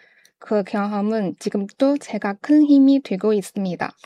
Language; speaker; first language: Korean; non-native, learner; Chinese